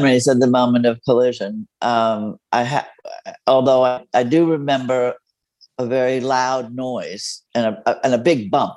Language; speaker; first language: English; non-native, fluent; Spanish